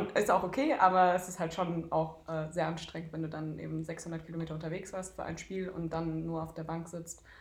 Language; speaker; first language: German; native; German